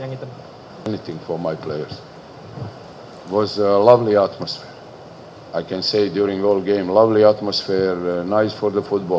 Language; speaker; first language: English; non-native, learner; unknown